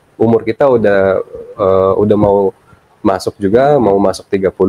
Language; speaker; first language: Indonesian; early bilingual, other home language; Filipino